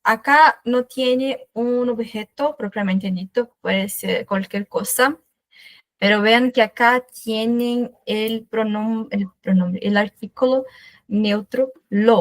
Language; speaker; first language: Spanish; non-native, fluent; Portuguese